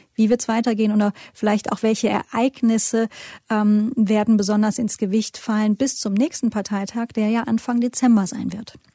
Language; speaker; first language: German; native; German